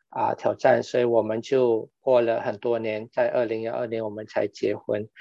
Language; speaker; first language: Chinese; non-native, local second language; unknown